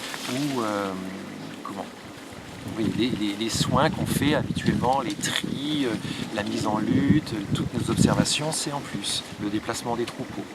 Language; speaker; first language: French; native; French